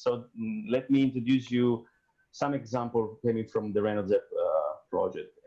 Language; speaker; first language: English; non-native, fluent; Italian